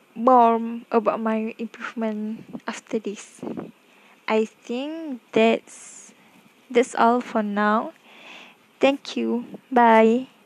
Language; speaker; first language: English; non-native, local second language; Malay